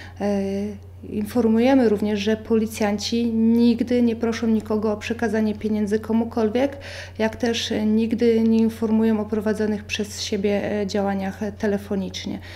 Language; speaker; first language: Polish; native; Polish